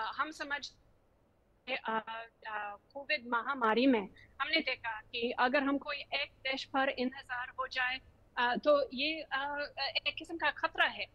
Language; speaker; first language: Hindi; non-native, fluent; English